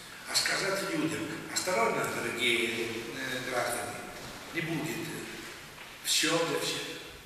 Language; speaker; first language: Russian; non-native, fluent; Italian